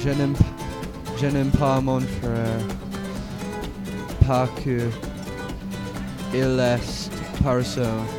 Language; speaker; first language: French; non-native, learner; English